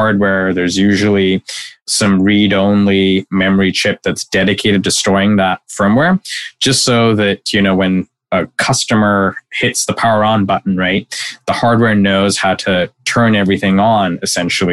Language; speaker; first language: English; non-native, local second language; Bangla